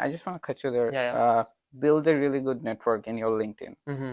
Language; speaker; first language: English; non-native, local second language; Bangla